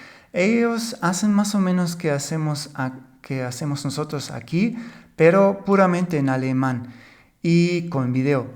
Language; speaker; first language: Spanish; non-native, fluent; German